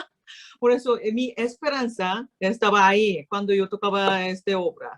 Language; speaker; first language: Spanish; non-native, learner; Korean